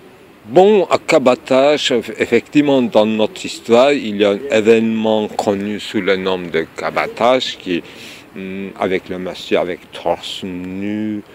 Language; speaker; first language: French; non-native, fluent; Turkish